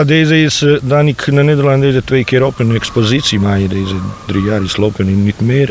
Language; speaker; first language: Dutch; non-native, learner; Bosnian